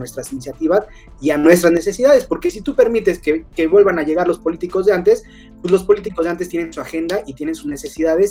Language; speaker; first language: Spanish; native; Spanish